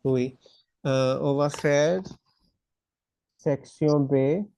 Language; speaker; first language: French; non-native, fluent; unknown